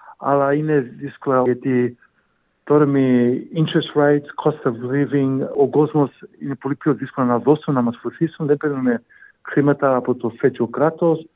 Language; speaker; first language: Greek; early bilingual, heritage; Greek